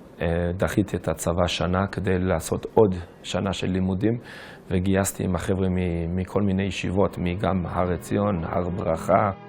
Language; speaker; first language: Hebrew; non-native, fluent; English